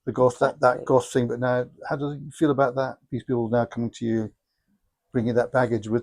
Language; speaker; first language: English; native; English